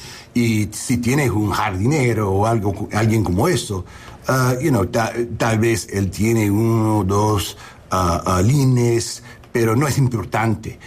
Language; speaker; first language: Spanish; non-native, learner; English